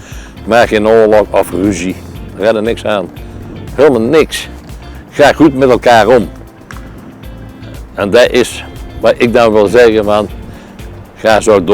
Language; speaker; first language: Dutch; native; Dutch